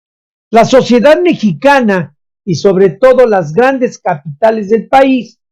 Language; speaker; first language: Spanish; native; Spanish